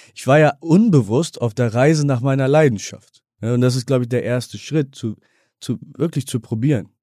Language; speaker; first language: German; native; German